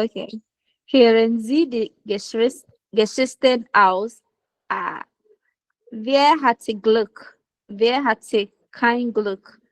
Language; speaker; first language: German; non-native, learner; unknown